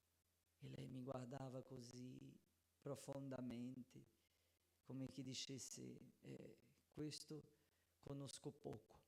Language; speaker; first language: Italian; non-native, fluent; Portuguese